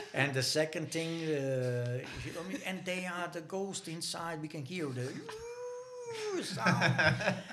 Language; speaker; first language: English; non-native, learner; Bosnian